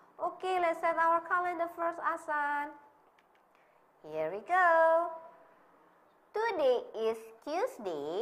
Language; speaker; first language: English; non-native, learner; Indonesian